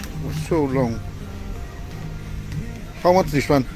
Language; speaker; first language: English; non-native, learner; Filipino